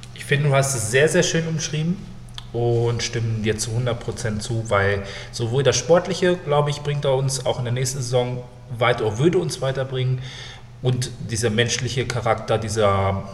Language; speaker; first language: German; native; German